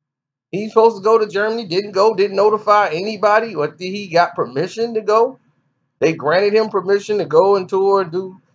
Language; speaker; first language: English; native; English